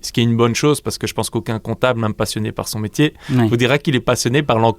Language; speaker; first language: French; native; French